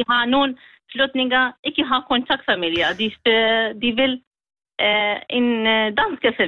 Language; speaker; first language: Norwegian; non-native, learner; Kurdish